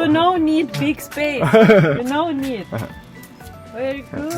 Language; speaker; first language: English; non-native, learner; Russian